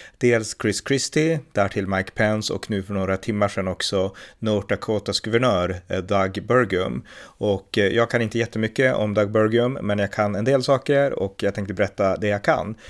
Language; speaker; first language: Swedish; native; Swedish